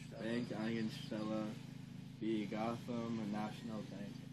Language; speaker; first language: German; non-native, learner; English